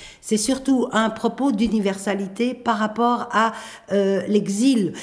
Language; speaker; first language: French; native; French